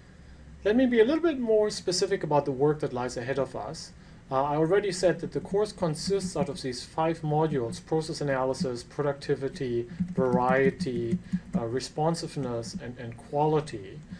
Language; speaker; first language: English; non-native, fluent; German